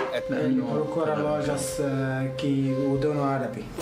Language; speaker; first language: Portuguese; early bilingual, other home language; Arabic